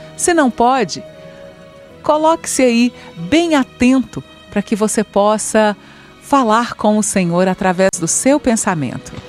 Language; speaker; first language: Portuguese; native; Portuguese